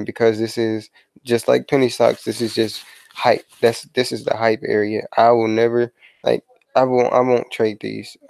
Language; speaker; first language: English; native; English